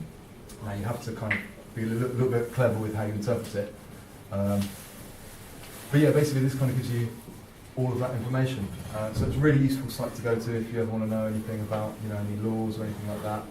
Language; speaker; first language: English; native; English